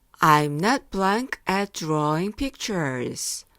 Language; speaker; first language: English; non-native, fluent; Korean